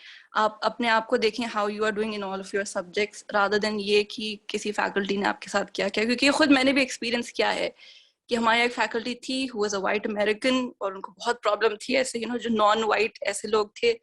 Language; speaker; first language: Hindi; native; Hindi